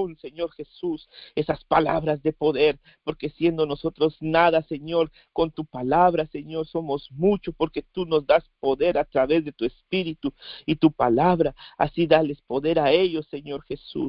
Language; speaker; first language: Spanish; native; Spanish